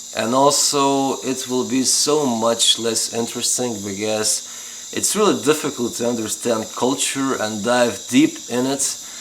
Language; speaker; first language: English; non-native, fluent; Lithuanian